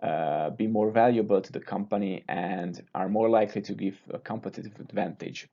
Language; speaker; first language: English; non-native, fluent; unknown